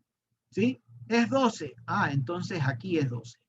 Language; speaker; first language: Spanish; native; Spanish